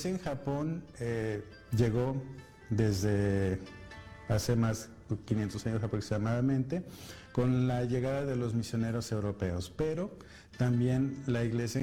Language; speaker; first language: Spanish; native; Spanish